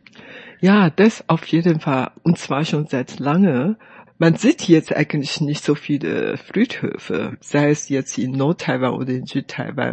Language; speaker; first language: German; non-native, fluent; Chinese